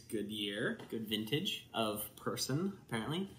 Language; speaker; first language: English; native; English